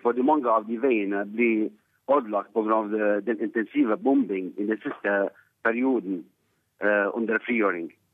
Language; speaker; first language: Norwegian; non-native, fluent; Arabic